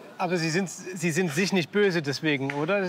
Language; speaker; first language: German; native; German